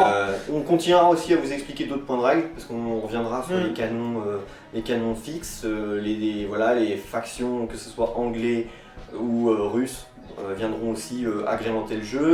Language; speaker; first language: French; native; French